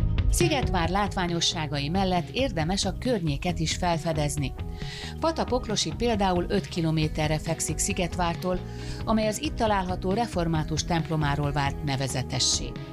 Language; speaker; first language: Hungarian; native; Hungarian